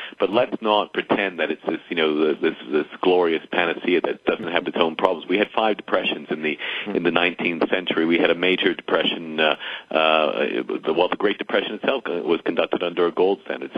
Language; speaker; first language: English; native; English